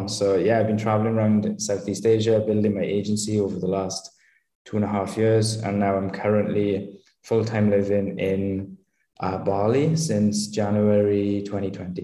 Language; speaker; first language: English; native; English